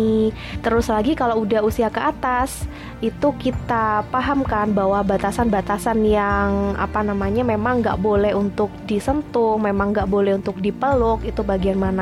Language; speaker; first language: Indonesian; native; Indonesian